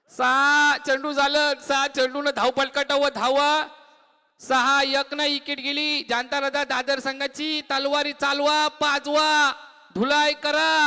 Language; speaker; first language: Marathi; native; Marathi